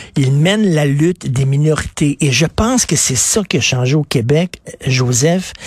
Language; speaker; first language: French; native; French